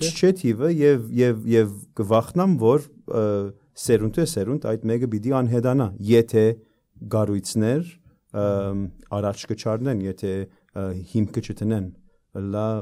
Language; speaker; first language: Armenian; early bilingual, heritage; Armenian